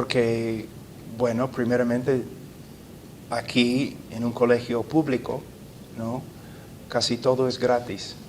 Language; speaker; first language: Spanish; non-native, fluent; English